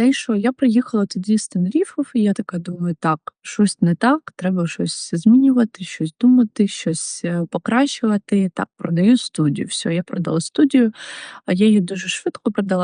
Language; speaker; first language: Ukrainian; native; Ukrainian